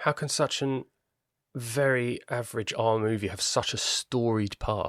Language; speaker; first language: English; native; English